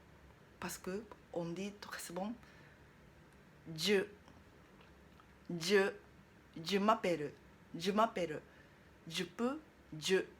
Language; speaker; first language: French; non-native, learner; Japanese